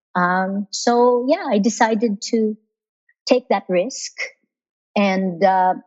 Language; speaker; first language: English; non-native, local second language; Filipino